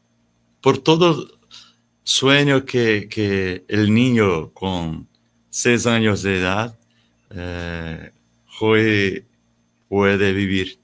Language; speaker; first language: Spanish; non-native, learner; Portuguese